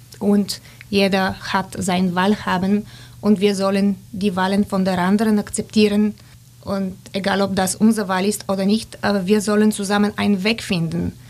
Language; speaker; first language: German; non-native, fluent; Bulgarian